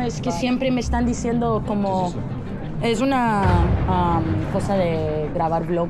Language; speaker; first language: Spanish; early bilingual, heritage; English